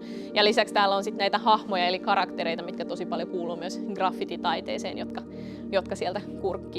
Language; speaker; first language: Finnish; native; Finnish